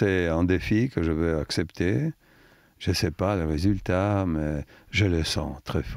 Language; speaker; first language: French; non-native, fluent; Italian